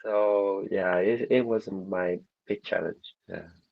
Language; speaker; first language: English; non-native, learner; Vietnamese